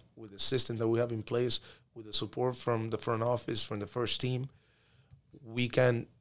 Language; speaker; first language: English; early bilingual, other home language; Spanish